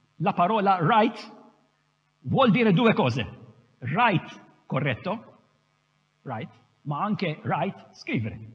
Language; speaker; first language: Italian; non-native, fluent; Maltese